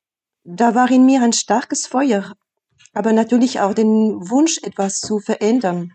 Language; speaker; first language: German; non-native, fluent; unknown